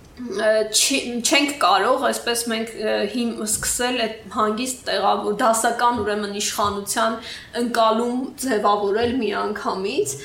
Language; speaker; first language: Armenian; native; Armenian